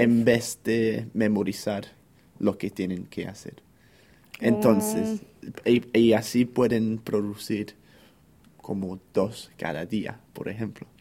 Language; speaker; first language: Spanish; non-native, fluent; English